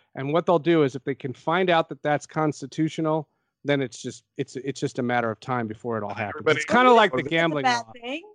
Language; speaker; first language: English; native; English